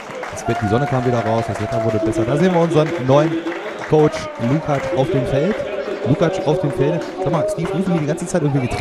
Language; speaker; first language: German; native; German